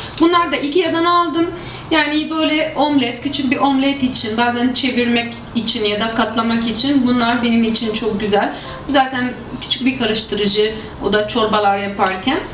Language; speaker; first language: Turkish; non-native, fluent; Arabic